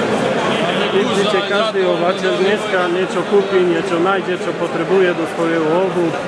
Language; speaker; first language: Polish; non-native, learner; Slovak